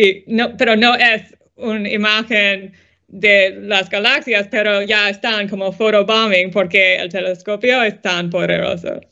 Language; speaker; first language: Spanish; non-native, fluent; English